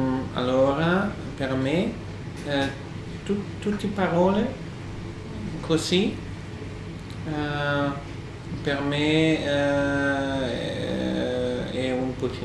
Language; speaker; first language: Italian; non-native, learner; German